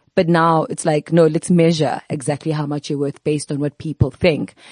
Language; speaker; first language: English; non-native, local second language; Zulu